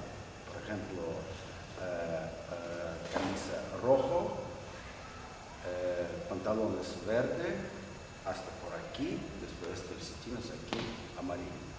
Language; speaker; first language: Spanish; non-native, learner; Russian